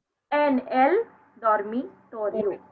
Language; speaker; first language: Spanish; non-native, learner; Hindi